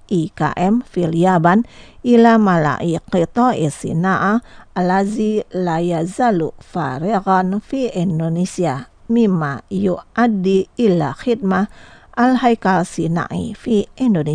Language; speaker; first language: Arabic; non-native, fluent; Indonesian